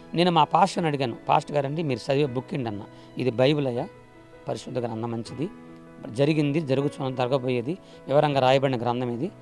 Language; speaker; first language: Telugu; non-native, local second language; Koya